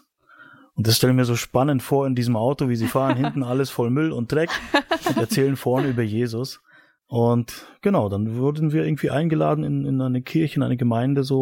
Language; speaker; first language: German; native; German